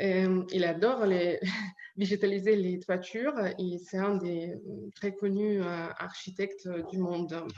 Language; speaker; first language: French; non-native, learner; Ukrainian